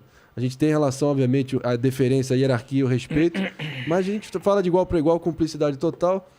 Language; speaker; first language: Portuguese; native; Portuguese